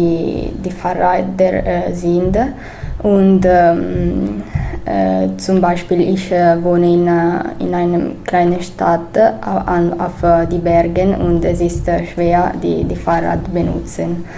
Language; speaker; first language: German; non-native, learner; Italian